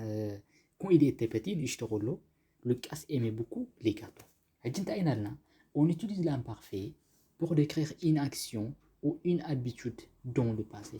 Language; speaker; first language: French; non-native, fluent; Tigrinya